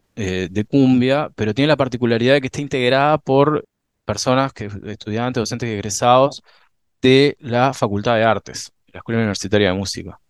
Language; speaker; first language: Spanish; native; Spanish